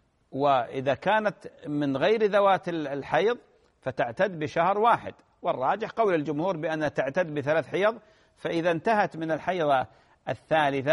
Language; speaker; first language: Arabic; native; Arabic